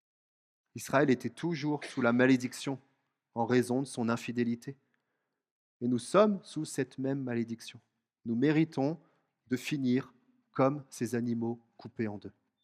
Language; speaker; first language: French; native; French